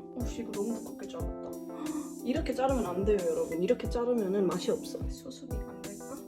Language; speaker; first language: Korean; early bilingual, heritage; Korean